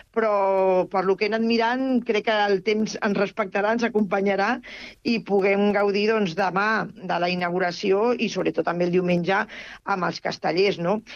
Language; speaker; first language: Catalan; non-native, local second language; Spanish